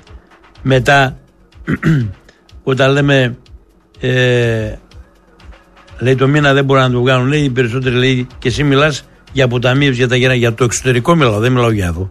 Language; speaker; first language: Greek; native; Greek